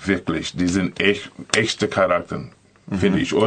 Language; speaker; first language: German; non-native, learner; English